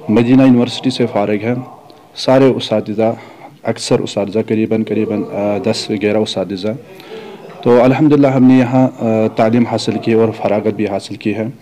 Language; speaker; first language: Urdu; non-native, local second language; Kashmiri